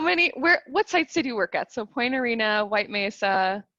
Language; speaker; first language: English; native; English